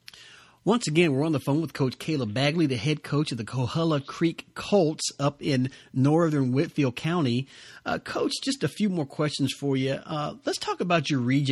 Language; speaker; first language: English; native; English